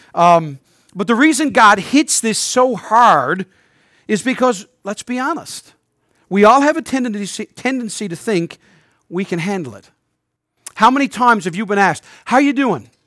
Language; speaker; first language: English; native; English